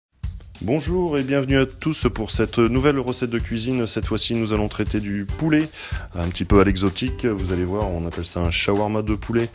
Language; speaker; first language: French; native; French